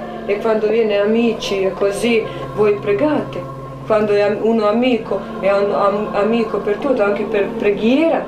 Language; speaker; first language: Italian; non-native, learner; Croatian